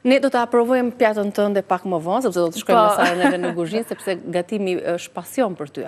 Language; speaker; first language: Albanian; native; Albanian